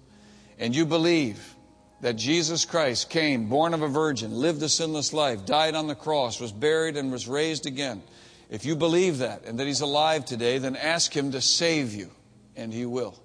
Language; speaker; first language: English; native; English